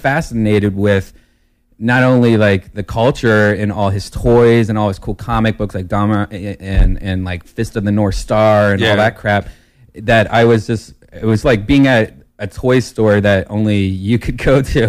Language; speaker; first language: English; native; English